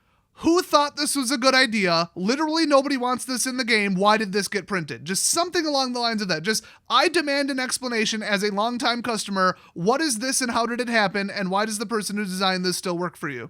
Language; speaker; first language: English; native; English